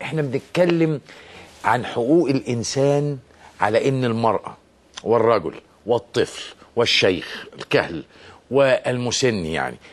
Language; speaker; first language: Arabic; native; Arabic